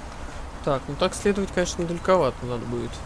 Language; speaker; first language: Russian; native; Russian